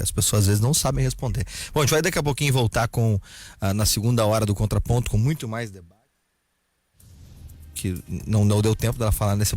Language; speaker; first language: Portuguese; native; Portuguese